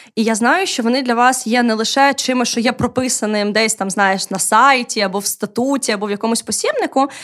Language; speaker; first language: Ukrainian; native; Ukrainian